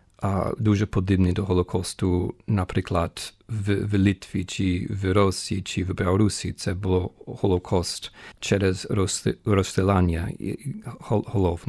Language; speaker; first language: Ukrainian; non-native, fluent; English